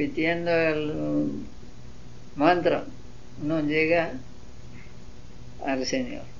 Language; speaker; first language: Spanish; non-native, learner; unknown